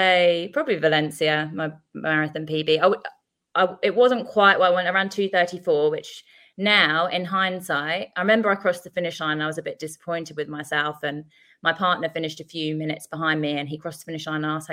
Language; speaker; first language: English; native; English